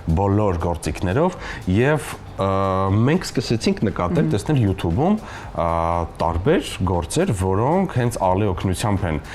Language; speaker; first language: Armenian; native; Armenian